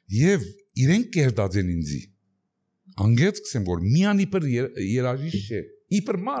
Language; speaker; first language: Armenian; early bilingual, heritage; Armenian